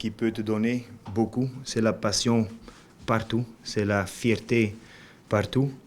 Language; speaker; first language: French; non-native, learner; Dutch